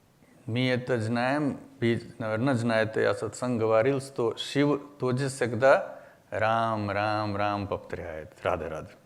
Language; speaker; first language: Russian; non-native, learner; Hindi